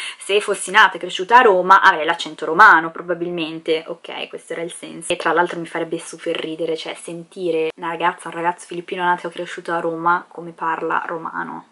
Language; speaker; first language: Italian; early bilingual, other home language; Filipino